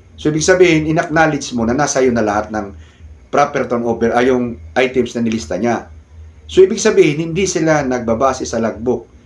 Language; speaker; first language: Filipino; non-native, local second language; Cebuano